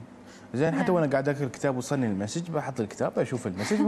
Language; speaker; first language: Arabic; native; Arabic